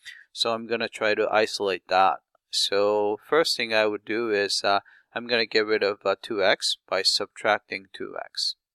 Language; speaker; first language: English; non-native, fluent; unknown